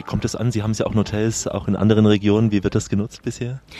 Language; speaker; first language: German; native; German